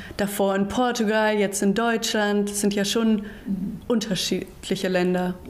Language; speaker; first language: German; native; German